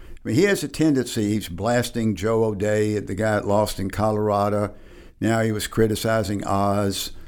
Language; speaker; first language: English; native; English